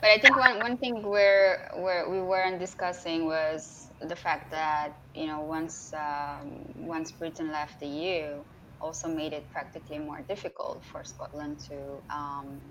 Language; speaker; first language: English; non-native, fluent; Romanian